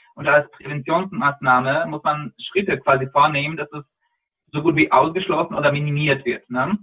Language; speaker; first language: German; non-native, fluent; Polish